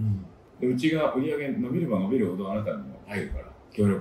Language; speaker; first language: Japanese; native; Japanese